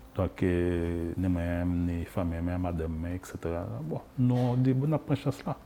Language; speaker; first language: French; non-native, local second language; Haitian Creole